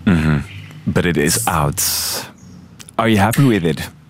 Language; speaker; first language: English; non-native, fluent; Dutch